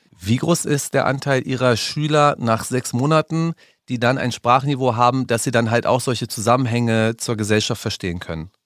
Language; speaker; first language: German; native; German